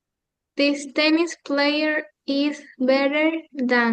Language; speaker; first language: English; non-native, learner; Spanish